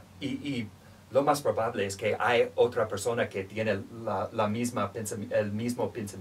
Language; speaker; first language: Spanish; non-native, fluent; English